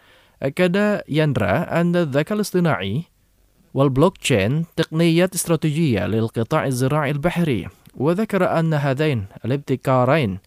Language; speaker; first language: Arabic; non-native, fluent; Indonesian